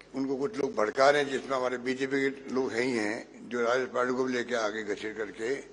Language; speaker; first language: Hindi; native; Hindi